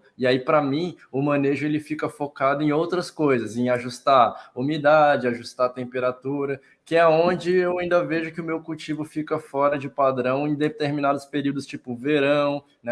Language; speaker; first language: Portuguese; native; Portuguese